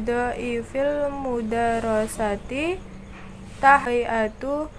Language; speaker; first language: Arabic; non-native, learner; Indonesian